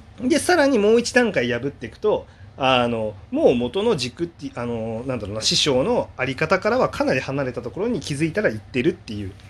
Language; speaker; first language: Japanese; native; Japanese